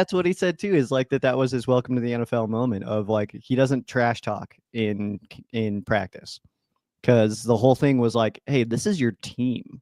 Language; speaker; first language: English; native; English